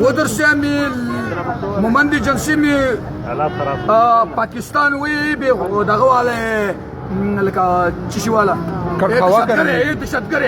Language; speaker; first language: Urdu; non-native, local second language; Pashto